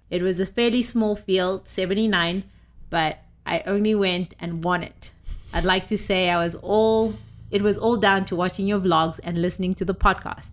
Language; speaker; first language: English; native; English